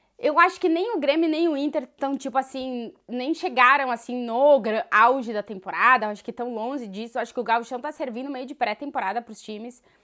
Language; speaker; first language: Portuguese; native; Portuguese